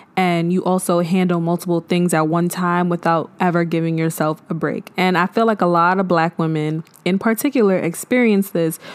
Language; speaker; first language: English; early bilingual, other home language; Haitian Creole